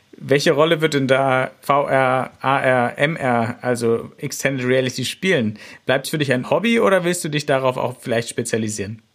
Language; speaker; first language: German; native; German